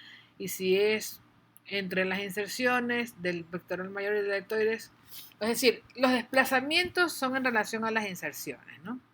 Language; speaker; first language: Spanish; native; Spanish